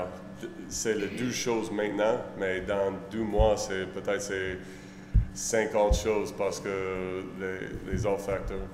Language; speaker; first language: French; non-native, learner; English